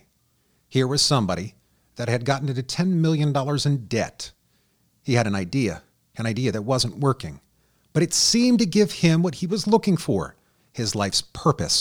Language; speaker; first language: English; native; English